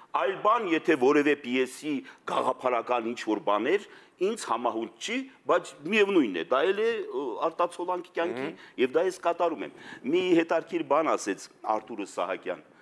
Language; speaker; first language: Armenian; native; Armenian